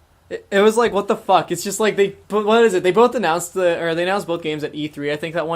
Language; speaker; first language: English; native; English